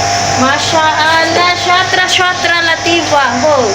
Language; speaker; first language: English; non-native, local second language; Cebuano